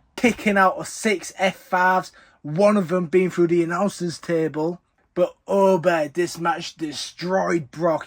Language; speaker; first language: English; native; English